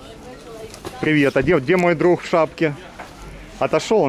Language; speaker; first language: Russian; native; Russian